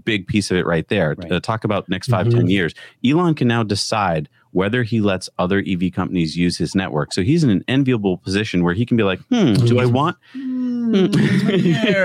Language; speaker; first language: English; native; English